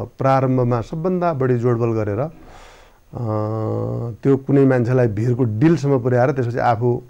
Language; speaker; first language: Nepali; native; Nepali